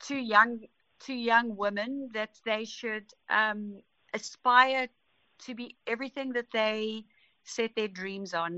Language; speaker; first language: English; native; English